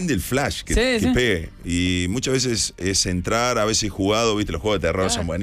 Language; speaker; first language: Spanish; native; Spanish